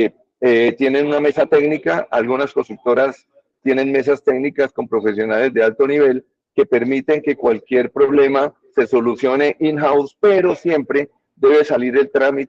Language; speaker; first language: Spanish; native; Spanish